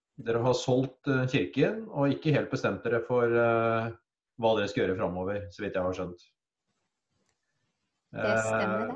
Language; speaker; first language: Norwegian; native; Norwegian